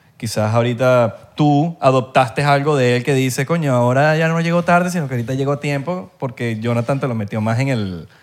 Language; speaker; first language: Spanish; native; Spanish